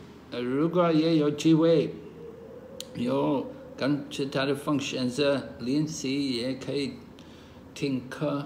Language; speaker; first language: Chinese; non-native, learner; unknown